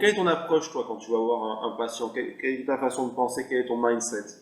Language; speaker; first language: French; native; French